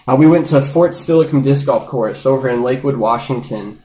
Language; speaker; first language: English; native; English